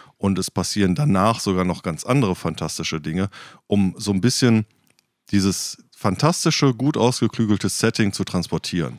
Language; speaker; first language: German; native; German